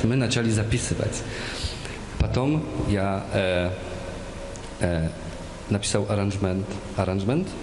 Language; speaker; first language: Russian; non-native, learner; Polish